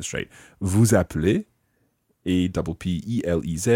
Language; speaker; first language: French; non-native, fluent; English